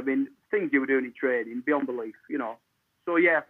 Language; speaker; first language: English; native; English